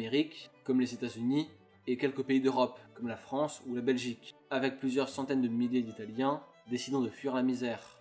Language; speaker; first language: French; native; French